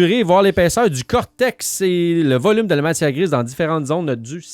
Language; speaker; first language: French; native; French